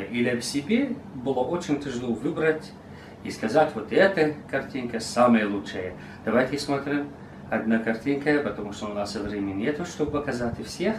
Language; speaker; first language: Russian; non-native, learner; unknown